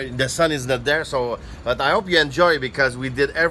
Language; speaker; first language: English; non-native, learner; French